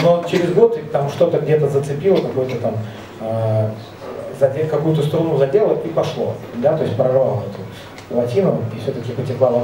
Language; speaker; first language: Russian; native; Russian